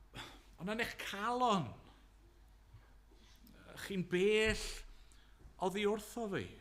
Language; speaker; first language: Welsh; native; Welsh